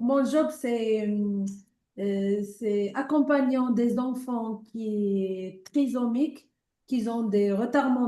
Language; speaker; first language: French; non-native, learner; Arabic